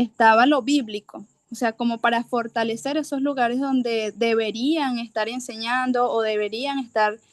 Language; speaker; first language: Spanish; native; Spanish